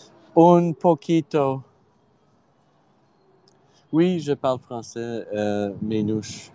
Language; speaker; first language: French; non-native, fluent; English